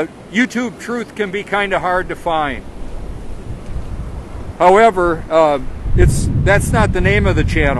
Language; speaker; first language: English; native; English